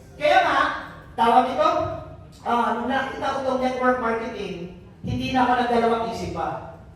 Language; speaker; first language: Filipino; non-native, local second language; Bikol